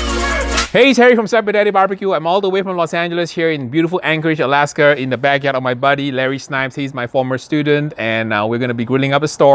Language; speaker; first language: English; native; English